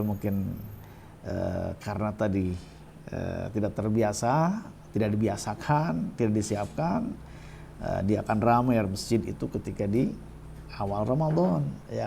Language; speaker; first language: Indonesian; native; Indonesian